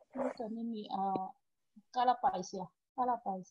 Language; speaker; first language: Finnish; non-native, learner; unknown